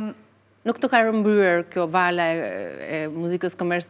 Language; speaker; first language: Albanian; native; Albanian